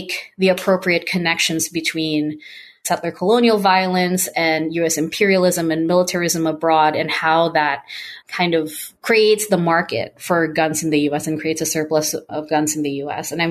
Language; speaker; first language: English; non-native, local second language; Filipino